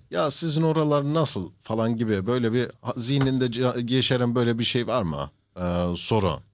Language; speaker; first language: Turkish; native; Turkish